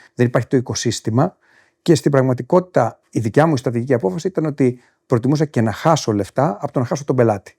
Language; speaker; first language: Greek; native; Greek